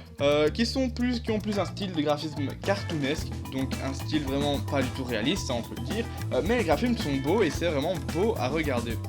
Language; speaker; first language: French; native; French